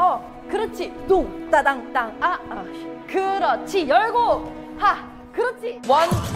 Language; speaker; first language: Korean; native; Korean